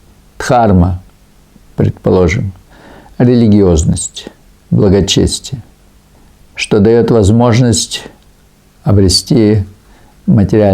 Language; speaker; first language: Russian; native; Russian